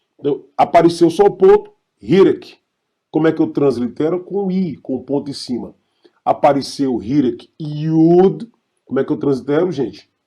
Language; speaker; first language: Portuguese; native; Portuguese